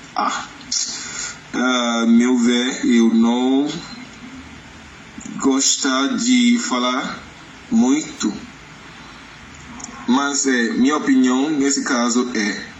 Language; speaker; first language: Portuguese; non-native, learner; Yoruba